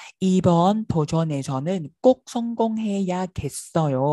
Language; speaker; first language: Korean; non-native, fluent; Vietnamese